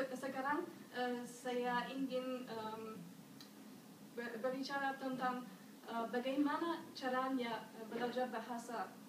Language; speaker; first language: Indonesian; non-native, learner; German